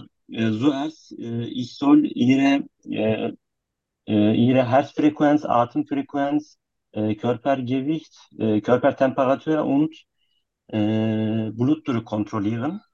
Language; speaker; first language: German; non-native, learner; Turkish